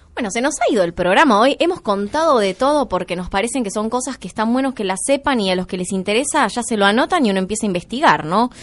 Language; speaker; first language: Spanish; native; Spanish